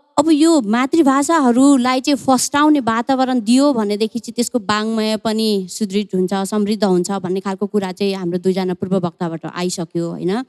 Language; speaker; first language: Nepali; non-native, local second language; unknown